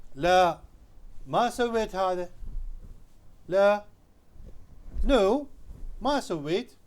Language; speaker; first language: Arabic; non-native, fluent; Urdu